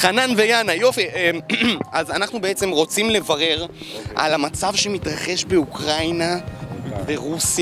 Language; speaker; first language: Hebrew; native; Hebrew